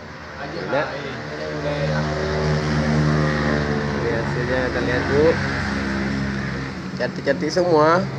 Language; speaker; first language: Indonesian; native; Indonesian